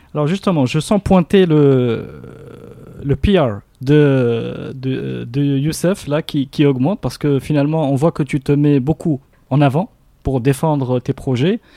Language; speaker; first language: French; non-native, local second language; Arabic